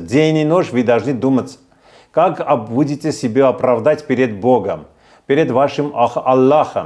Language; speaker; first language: Russian; non-native, fluent; Armenian